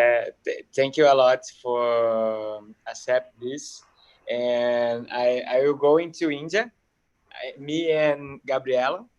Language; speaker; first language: English; non-native, learner; Portuguese